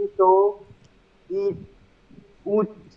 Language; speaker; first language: Russian; non-native, learner; Vietnamese